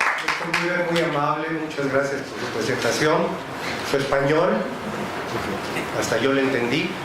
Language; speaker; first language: Spanish; native; Spanish